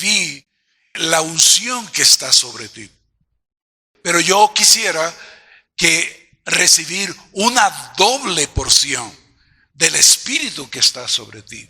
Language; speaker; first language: Spanish; native; Spanish